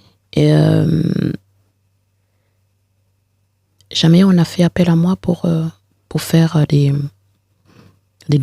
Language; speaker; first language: French; non-native, local second language; Haitian Creole